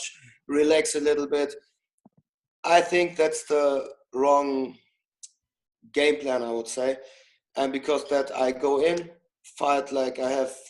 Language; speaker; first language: English; non-native, fluent; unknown